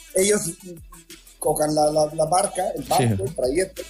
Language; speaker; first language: Spanish; non-native, learner; Italian